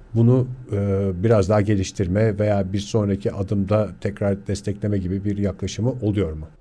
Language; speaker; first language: Turkish; native; Turkish